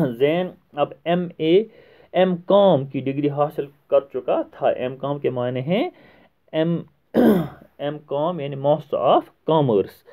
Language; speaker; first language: Urdu; non-native, local second language; Kashmiri